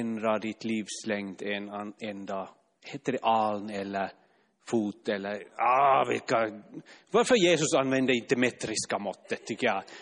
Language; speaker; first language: Swedish; non-native, fluent; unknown